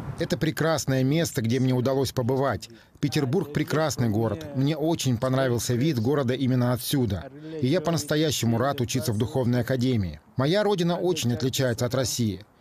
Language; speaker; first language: Russian; non-native, fluent; Swahili